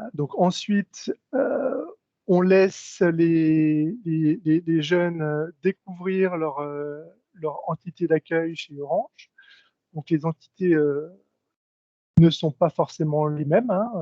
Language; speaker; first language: French; native; French